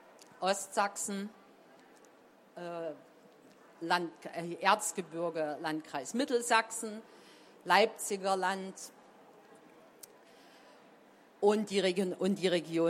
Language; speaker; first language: German; native; German